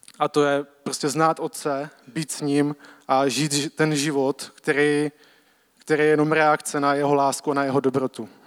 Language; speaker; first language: Czech; native; Czech